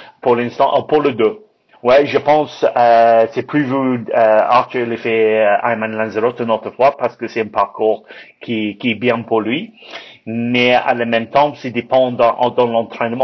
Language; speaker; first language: French; non-native, learner; English